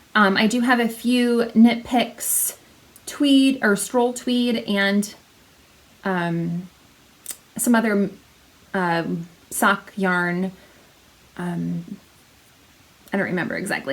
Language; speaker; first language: English; native; English